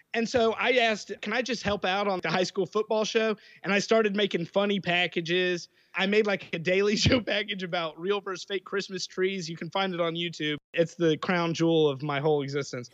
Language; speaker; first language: English; native; English